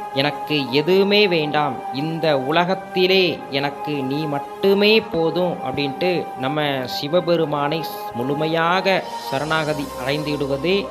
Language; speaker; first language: Tamil; native; Tamil